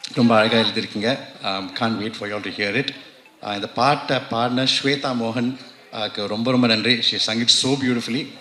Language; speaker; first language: Tamil; early bilingual, heritage; Tamil